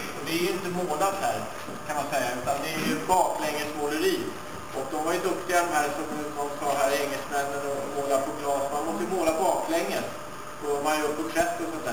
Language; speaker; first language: Swedish; native; Swedish